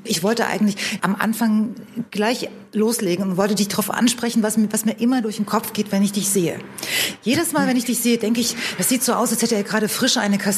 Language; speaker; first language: German; native; German